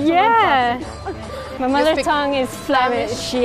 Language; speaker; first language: English; non-native, fluent; Dutch